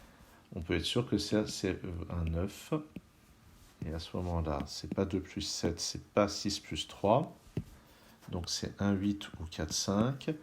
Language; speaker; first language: French; native; French